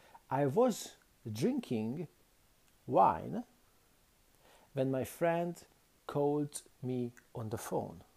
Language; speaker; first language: English; non-native, fluent; Hungarian